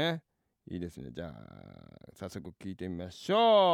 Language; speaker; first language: Japanese; native; Japanese